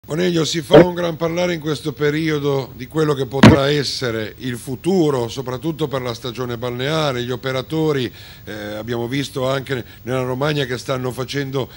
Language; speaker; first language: Italian; native; Italian